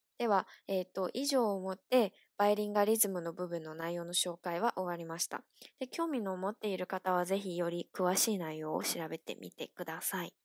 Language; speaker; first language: Japanese; non-native, fluent; Chinese